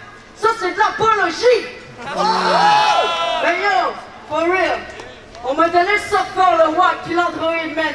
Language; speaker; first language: French; native; French